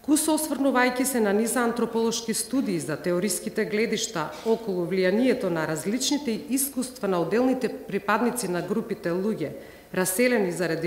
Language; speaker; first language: Macedonian; native; Macedonian